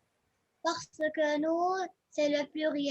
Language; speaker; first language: French; non-native, learner; Arabic